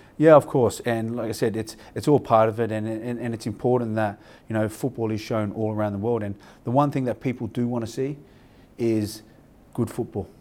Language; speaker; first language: English; native; English